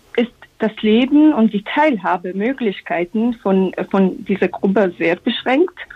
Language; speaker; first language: German; non-native, fluent; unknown